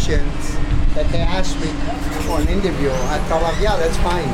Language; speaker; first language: English; non-native, fluent; Italian